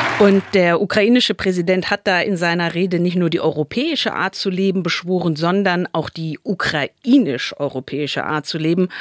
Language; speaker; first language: German; native; German